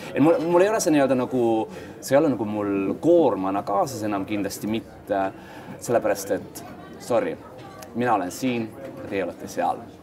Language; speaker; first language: Estonian; native; Estonian